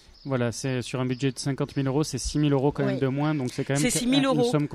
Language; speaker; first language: French; native; French